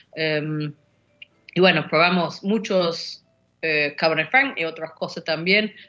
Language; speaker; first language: Spanish; non-native, fluent; English